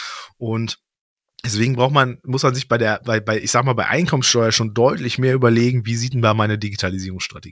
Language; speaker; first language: German; native; German